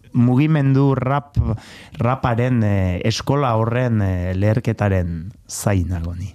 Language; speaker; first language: Basque; non-native, local second language; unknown